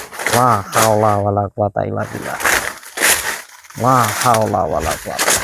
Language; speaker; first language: Indonesian; native; Indonesian